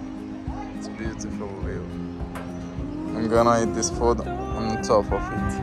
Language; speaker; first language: English; non-native, local second language; Bangla